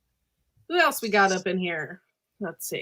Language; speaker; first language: English; native; English